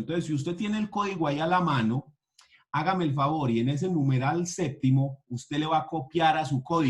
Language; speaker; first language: Spanish; native; Spanish